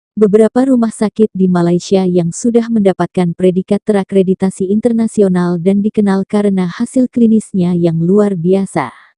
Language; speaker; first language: Indonesian; native; Indonesian